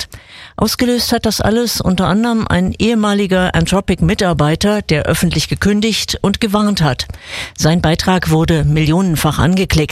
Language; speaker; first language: German; native; German